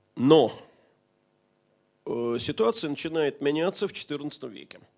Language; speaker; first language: Russian; native; Russian